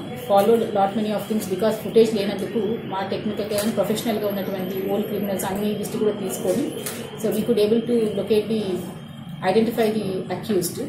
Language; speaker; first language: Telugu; native; Telugu